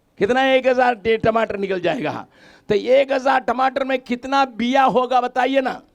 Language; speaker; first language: Hindi; non-native, local second language; Tamil